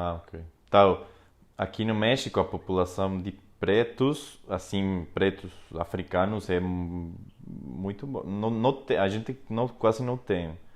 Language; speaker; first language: Portuguese; non-native, learner; Spanish